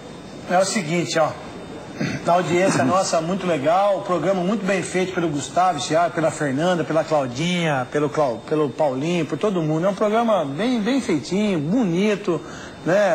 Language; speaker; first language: Portuguese; native; Portuguese